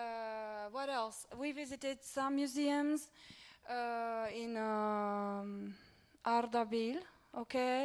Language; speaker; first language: English; non-native, fluent; Romanian